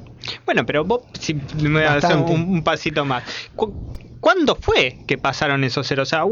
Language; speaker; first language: Spanish; native; Spanish